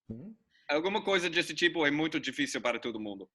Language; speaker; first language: Portuguese; non-native, learner; English